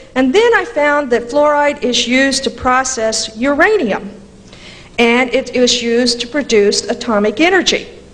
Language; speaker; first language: English; native; English